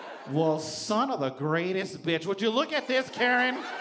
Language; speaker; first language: English; early bilingual, other home language; Spanish